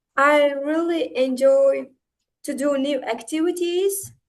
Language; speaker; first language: English; non-native, learner; Uzbek